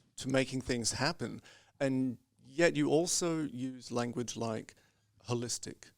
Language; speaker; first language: English; native; English